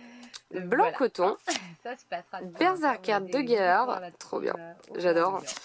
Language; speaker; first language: French; native; French